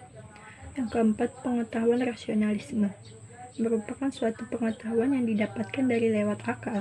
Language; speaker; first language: Indonesian; native; Indonesian